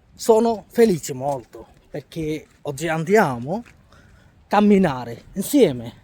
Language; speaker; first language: Italian; non-native, learner; Bangla